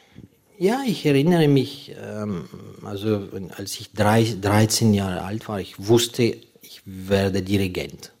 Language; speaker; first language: German; non-native, fluent; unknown